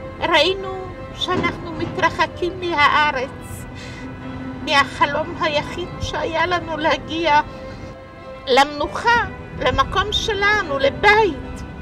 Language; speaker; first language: Hebrew; non-native, fluent; Polish